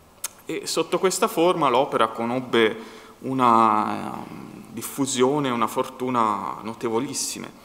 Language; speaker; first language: Italian; native; Italian